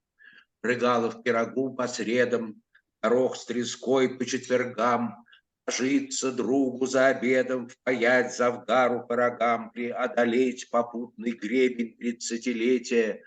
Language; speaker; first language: Russian; native; Russian